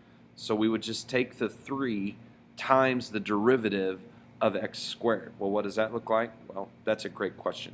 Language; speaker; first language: English; native; English